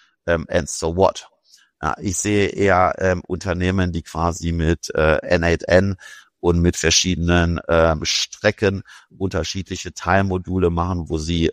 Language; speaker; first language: German; native; German